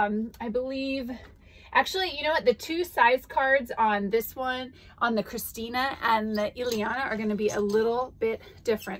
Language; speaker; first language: English; native; English